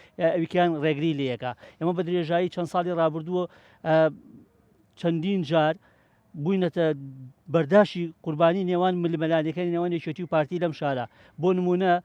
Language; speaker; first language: Central Kurdish; native; Central Kurdish